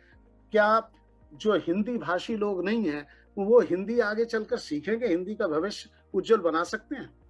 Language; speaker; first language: Hindi; native; Hindi